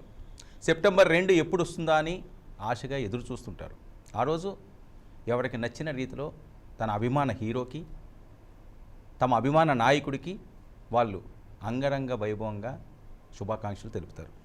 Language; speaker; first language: Telugu; native; Telugu